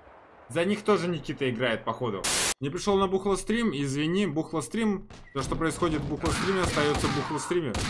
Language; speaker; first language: Russian; native; Russian